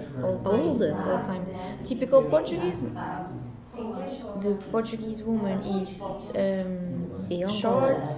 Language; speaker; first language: English; non-native, learner; Portuguese